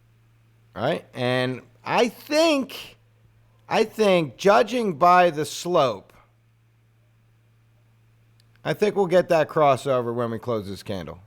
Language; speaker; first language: English; native; English